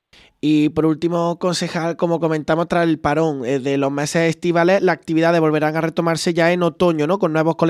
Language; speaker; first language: Spanish; native; Spanish